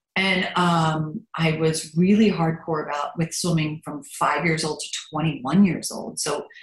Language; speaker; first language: English; early bilingual, other home language; German